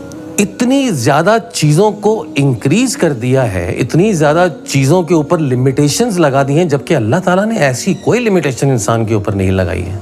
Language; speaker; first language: Urdu; native; Urdu